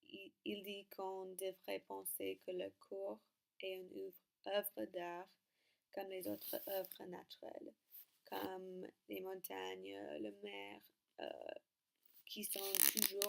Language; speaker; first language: French; non-native, learner; English